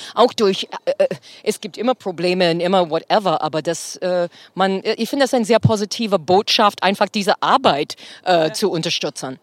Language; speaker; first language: German; non-native, fluent; English